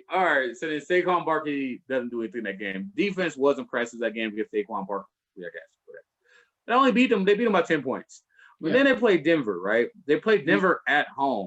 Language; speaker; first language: English; native; English